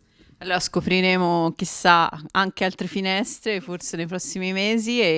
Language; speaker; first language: Italian; native; Italian